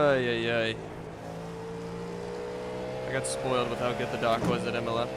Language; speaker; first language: English; native; English